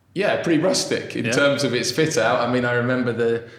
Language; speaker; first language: English; native; English